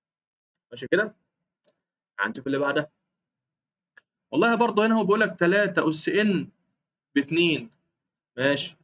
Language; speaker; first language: Arabic; native; Arabic